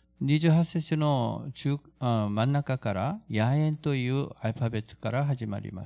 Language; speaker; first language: Japanese; non-native, fluent; Korean